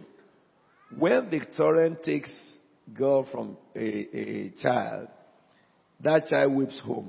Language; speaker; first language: English; non-native, local second language; Yoruba